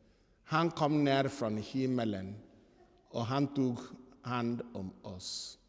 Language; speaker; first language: Swedish; non-native, fluent; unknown